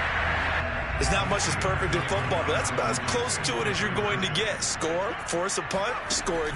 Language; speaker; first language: English; native; English